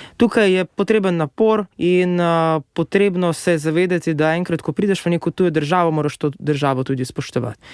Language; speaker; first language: Slovenian; non-native, fluent; Russian